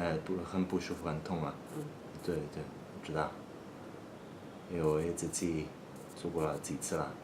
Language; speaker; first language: Chinese; non-native, fluent; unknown